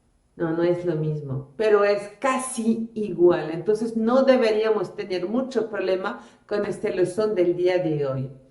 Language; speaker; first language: Spanish; non-native, fluent; French